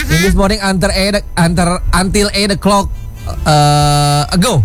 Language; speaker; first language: English; non-native, learner; Indonesian